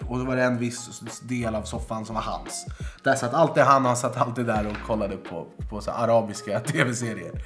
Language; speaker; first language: Swedish; native; Swedish